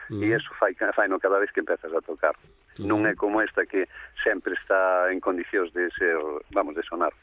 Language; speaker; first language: Galician; native; Galician